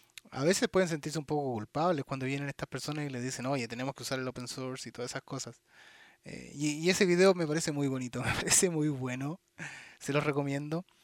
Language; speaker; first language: Spanish; native; Spanish